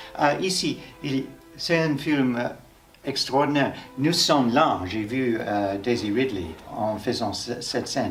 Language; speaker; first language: French; non-native, fluent; English